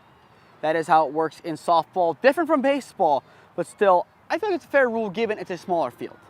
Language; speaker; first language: English; native; English